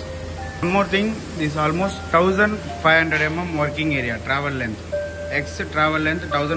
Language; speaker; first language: English; non-native, learner; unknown